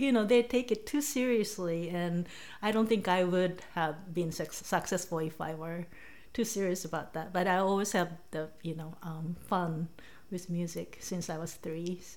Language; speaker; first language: English; non-native, fluent; Japanese